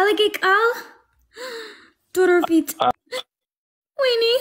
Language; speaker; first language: Amharic; non-native, learner; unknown